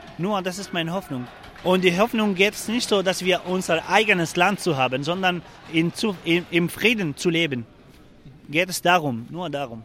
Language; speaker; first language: German; non-native, learner; Kurdish